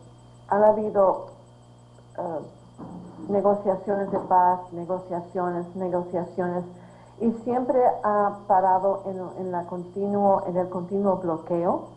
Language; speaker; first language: Spanish; early bilingual, heritage; Spanish